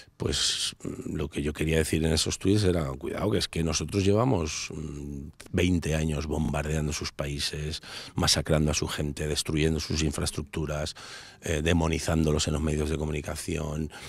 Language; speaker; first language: Spanish; native; Spanish